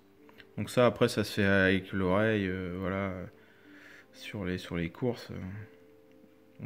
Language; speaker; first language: French; native; French